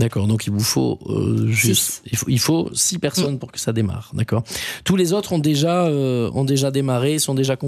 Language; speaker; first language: French; native; French